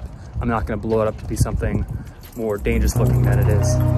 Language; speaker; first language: English; native; English